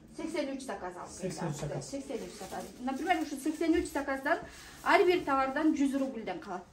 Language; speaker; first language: Kyrgyz; native; Kyrgyz